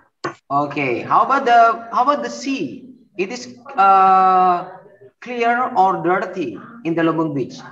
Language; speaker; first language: English; non-native, learner; Indonesian